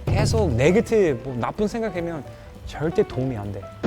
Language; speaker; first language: Korean; non-native, fluent; English